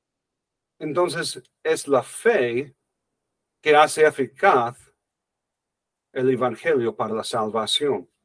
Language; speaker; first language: Spanish; non-native, fluent; English